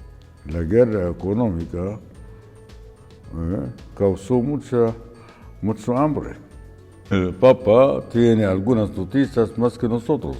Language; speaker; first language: Spanish; non-native, fluent; Arabic